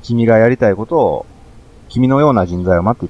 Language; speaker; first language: Japanese; native; Japanese